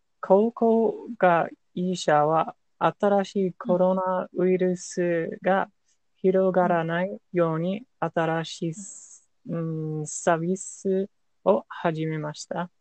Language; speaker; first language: Japanese; non-native, learner; English